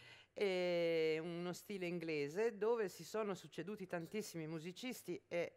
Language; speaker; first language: Italian; native; Italian